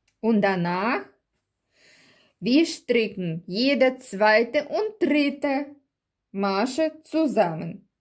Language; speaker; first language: German; non-native, learner; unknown